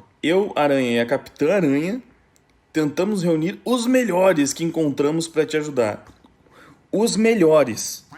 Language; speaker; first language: Portuguese; native; Portuguese